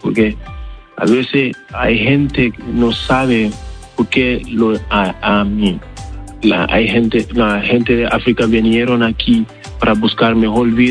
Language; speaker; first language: Spanish; non-native, learner; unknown